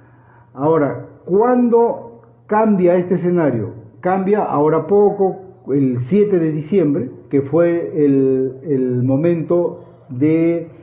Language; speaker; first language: Spanish; native; Spanish